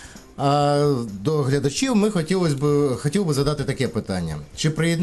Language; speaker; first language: Ukrainian; native; Ukrainian